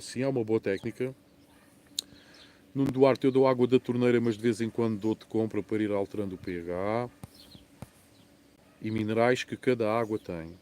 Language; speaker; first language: Portuguese; native; Portuguese